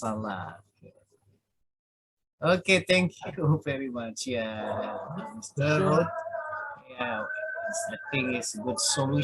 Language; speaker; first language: English; non-native, fluent; Indonesian